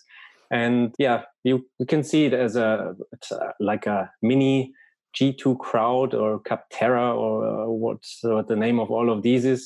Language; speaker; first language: English; non-native, fluent; German